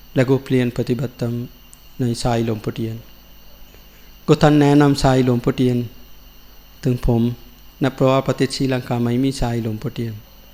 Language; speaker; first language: Thai; non-native, learner; Sinhala